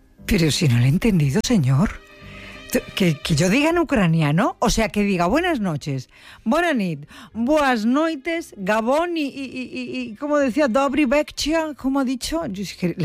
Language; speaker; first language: Spanish; native; Spanish